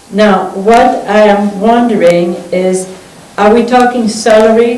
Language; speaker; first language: English; non-native, fluent; French